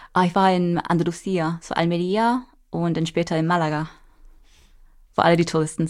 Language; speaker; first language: German; non-native, fluent; English